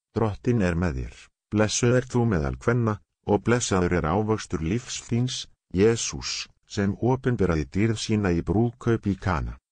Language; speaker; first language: Icelandic; non-native, learner; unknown